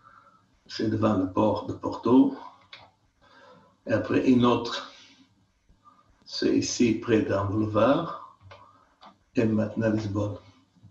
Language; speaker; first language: French; non-native, fluent; Portuguese